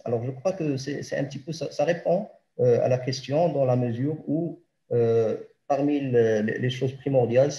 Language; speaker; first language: French; non-native, local second language; Arabic